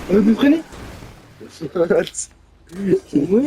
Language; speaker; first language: French; native; French